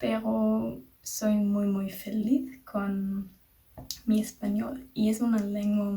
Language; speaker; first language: Spanish; non-native, learner; German